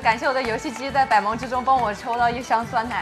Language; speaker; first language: Chinese; native; Chinese